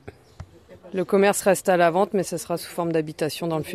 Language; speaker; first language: French; native; French